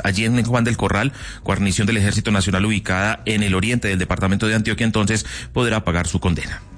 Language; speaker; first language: Spanish; native; Spanish